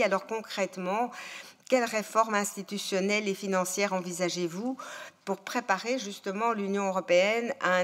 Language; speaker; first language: French; native; French